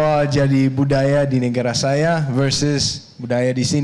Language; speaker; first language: Indonesian; non-native, fluent; Danish